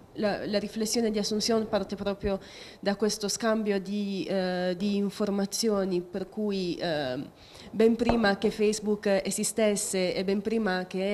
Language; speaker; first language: Italian; native; Italian